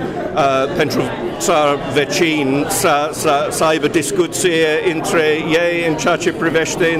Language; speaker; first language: Romanian; non-native, fluent; English